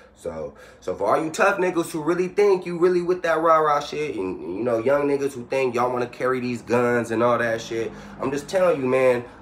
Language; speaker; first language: English; native; English